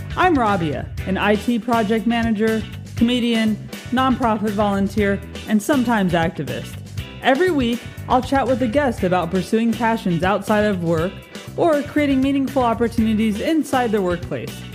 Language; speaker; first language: English; native; English